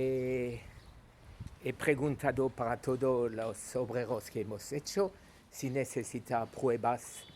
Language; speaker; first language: Spanish; non-native, learner; French